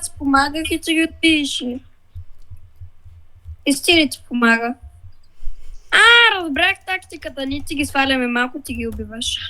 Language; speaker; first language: Bulgarian; native; Bulgarian